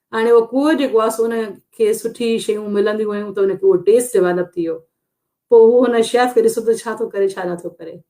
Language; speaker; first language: Sindhi; non-native, local second language; Urdu